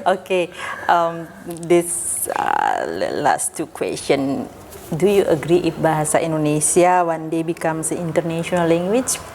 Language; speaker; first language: English; non-native, fluent; Indonesian